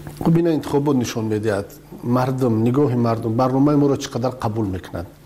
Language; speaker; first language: Persian; native; Persian